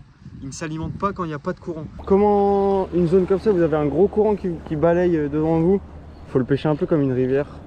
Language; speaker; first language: French; native; French